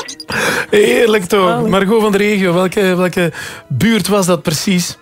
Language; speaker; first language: Dutch; native; Dutch